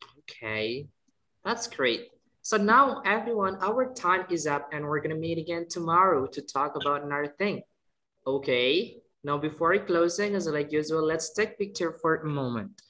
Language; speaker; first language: English; non-native, fluent; Indonesian